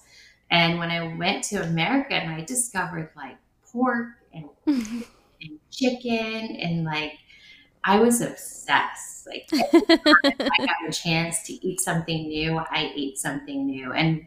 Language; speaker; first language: English; early bilingual, other home language; Vietnamese